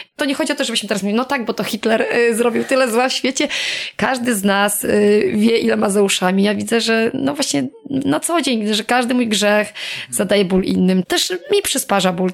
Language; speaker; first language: Polish; native; Polish